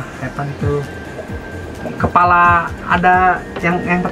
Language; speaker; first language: Indonesian; native; Indonesian